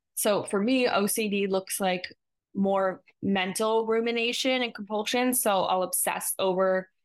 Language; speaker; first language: English; native; English